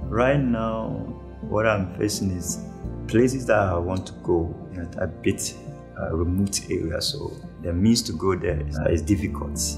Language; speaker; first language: English; non-native, local second language; Akan